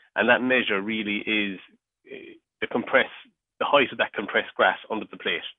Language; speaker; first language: English; native; English